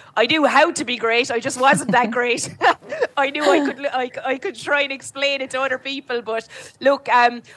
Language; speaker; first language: English; native; English